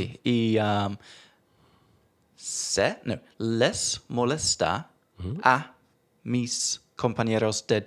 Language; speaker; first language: Spanish; non-native, learner; English